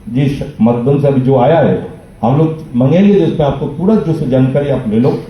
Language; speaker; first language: Hindi; non-native, local second language; Bangla